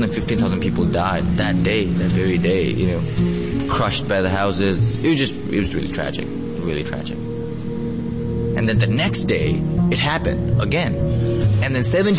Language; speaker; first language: English; non-native, local second language; Nepali